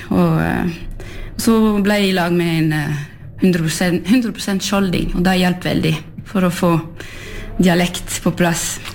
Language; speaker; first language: Norwegian; early bilingual, heritage; French